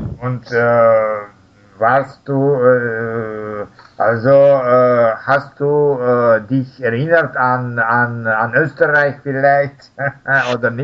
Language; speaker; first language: German; non-native, learner; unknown